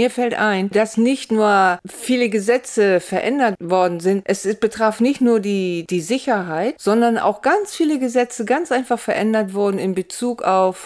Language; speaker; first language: German; native; German